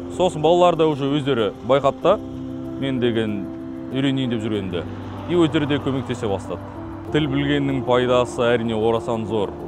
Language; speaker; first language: Kazakh; non-native, local second language; Russian